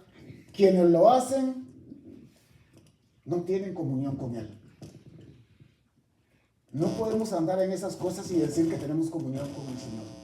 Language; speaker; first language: Spanish; native; Spanish